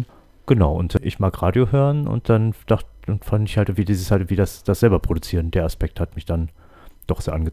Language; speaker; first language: German; native; German